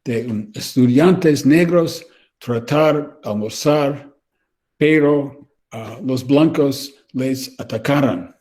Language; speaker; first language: Spanish; non-native, learner; English